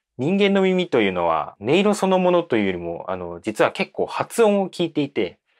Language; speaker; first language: Japanese; native; Japanese